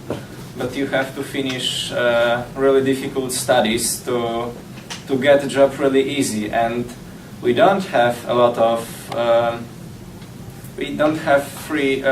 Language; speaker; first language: English; non-native, learner; Polish